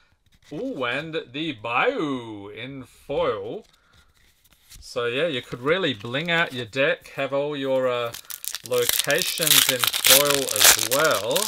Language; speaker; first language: English; native; English